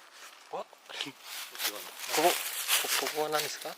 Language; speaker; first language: Japanese; non-native, learner; Vietnamese